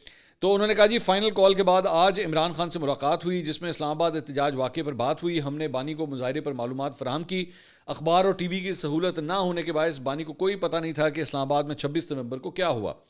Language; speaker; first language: Urdu; native; Urdu